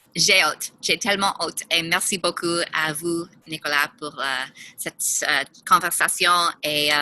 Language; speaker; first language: French; non-native, fluent; English